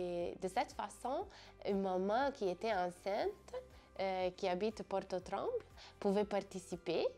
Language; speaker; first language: French; non-native, fluent; Italian